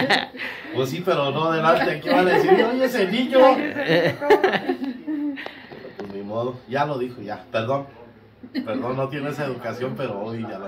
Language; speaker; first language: Spanish; native; Spanish